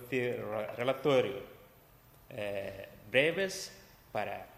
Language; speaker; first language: Portuguese; non-native, local second language; Tetum